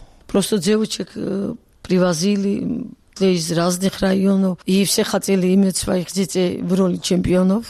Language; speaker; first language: Russian; non-native, local second language; Georgian